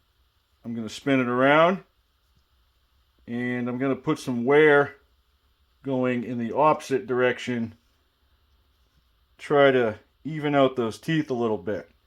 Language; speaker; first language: English; native; English